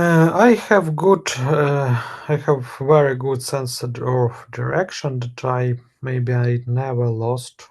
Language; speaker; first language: English; non-native, learner; Russian